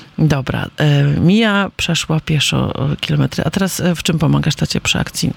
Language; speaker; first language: Polish; native; Polish